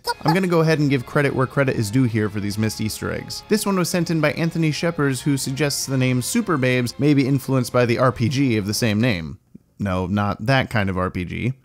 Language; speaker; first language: English; native; English